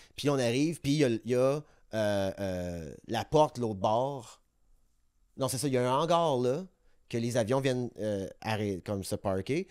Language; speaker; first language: French; native; French